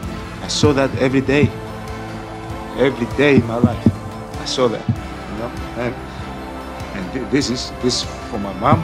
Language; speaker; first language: English; non-native, fluent; Greek